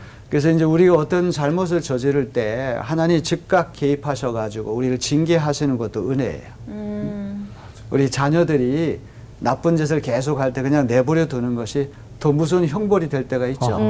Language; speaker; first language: Korean; native; Korean